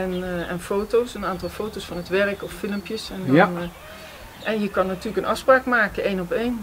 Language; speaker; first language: Dutch; native; Dutch